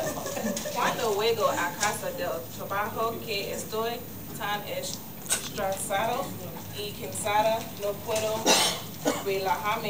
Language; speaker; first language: Spanish; non-native, learner; English